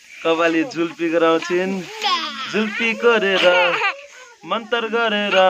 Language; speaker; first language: Nepali; native; Nepali